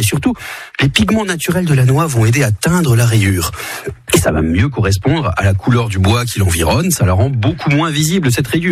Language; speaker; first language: French; native; French